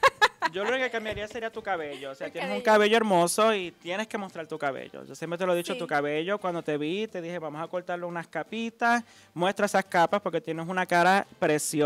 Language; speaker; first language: Spanish; native; Spanish